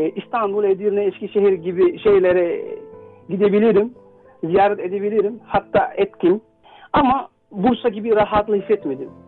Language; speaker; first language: Turkish; non-native, fluent; Indonesian